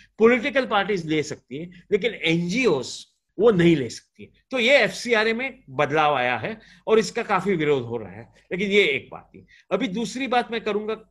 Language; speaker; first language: Hindi; non-native, local second language; Gujarati